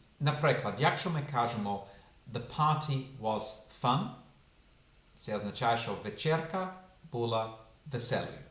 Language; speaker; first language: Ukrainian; non-native, fluent; English